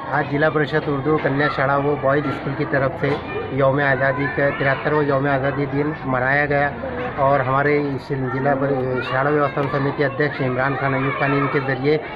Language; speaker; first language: Hindi; native; Hindi